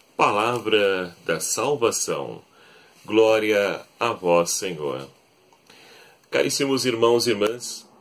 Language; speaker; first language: Portuguese; native; Portuguese